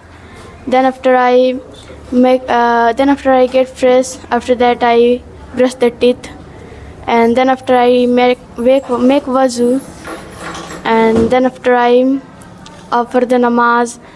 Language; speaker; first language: English; non-native, learner; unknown